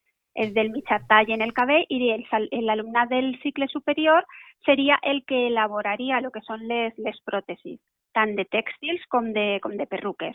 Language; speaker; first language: Catalan; native; Catalan